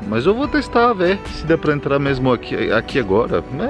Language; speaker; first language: Portuguese; non-native, fluent; French